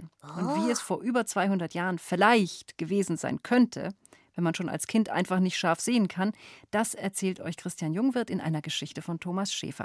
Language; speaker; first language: German; native; German